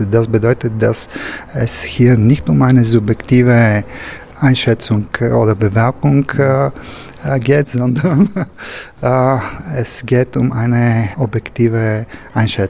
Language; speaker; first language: German; non-native, fluent; Bulgarian